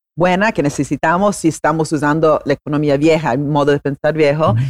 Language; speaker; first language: Spanish; non-native, fluent; Italian